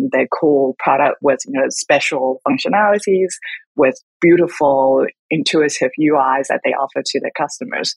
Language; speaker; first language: English; non-native, local second language; Cantonese